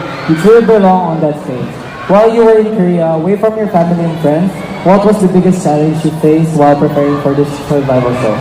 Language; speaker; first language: English; non-native, local second language; Filipino